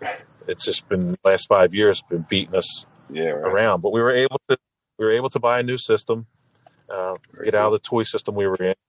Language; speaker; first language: English; native; English